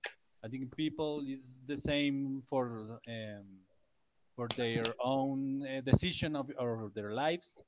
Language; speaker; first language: English; non-native, learner; Spanish